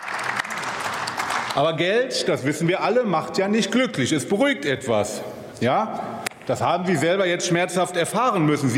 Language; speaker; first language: German; native; German